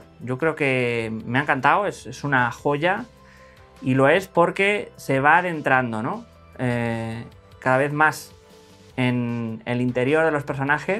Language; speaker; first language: Spanish; native; Spanish